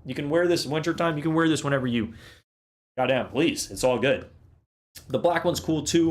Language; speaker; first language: English; native; English